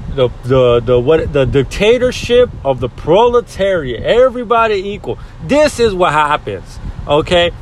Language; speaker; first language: English; early bilingual, other home language; Spanish